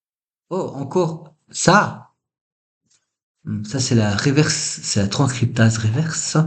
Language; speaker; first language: French; native; French